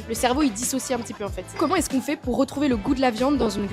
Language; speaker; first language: French; native; French